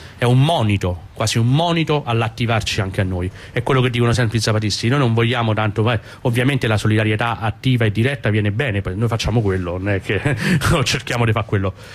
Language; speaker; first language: Italian; non-native, fluent; Spanish